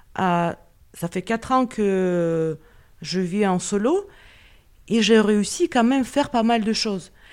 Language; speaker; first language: French; non-native, fluent; Russian